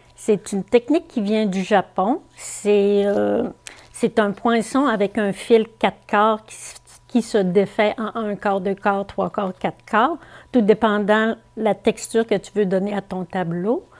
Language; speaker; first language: French; native; French